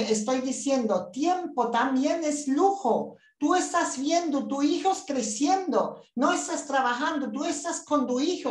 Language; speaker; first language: Spanish; non-native, learner; German